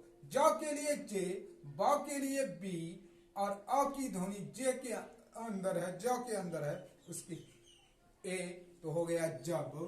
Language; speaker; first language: Hindi; native; Hindi